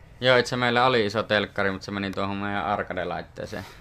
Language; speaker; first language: Finnish; native; Finnish